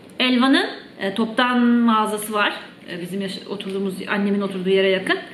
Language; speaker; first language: Turkish; native; Turkish